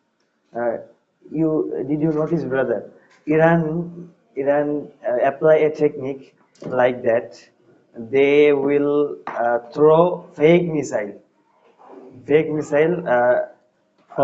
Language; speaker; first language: English; non-native, learner; Bangla